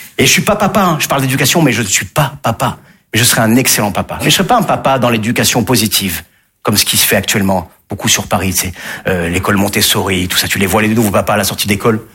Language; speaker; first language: French; native; French